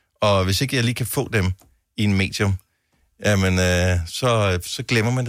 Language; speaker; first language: Danish; native; Danish